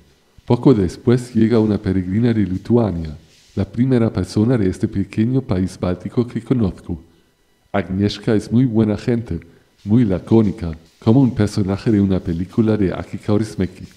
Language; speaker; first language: Spanish; non-native, fluent; German